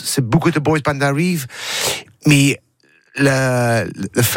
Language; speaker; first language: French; non-native, learner; English